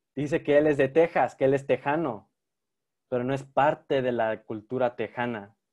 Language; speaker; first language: Spanish; early bilingual, heritage; Spanish